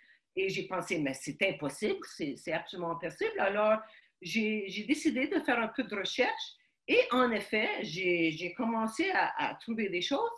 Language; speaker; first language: French; early bilingual, other home language; Ukrainian